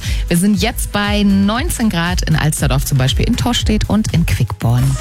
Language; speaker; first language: German; native; German